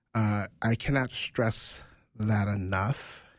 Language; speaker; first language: English; native; English